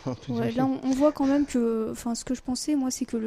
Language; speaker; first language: French; native; French